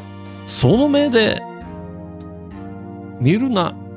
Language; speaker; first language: Japanese; non-native, learner; English